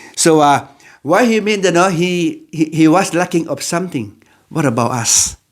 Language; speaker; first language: English; non-native, learner; Lao